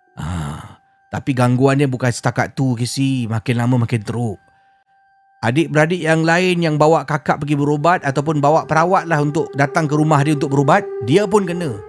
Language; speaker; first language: Malay; native; Malay